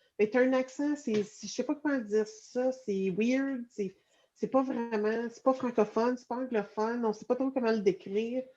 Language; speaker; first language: French; native; French